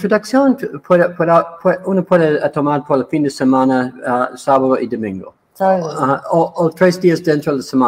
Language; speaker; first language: Spanish; non-native, learner; English